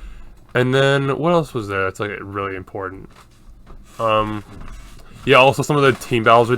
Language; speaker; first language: English; native; English